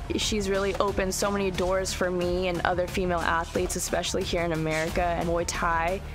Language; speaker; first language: English; native; English